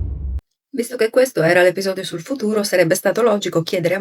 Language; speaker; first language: Italian; native; Italian